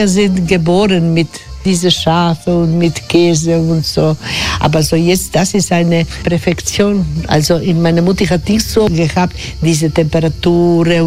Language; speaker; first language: German; non-native, learner; Croatian